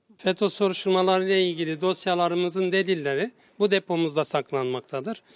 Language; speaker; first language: Turkish; native; Turkish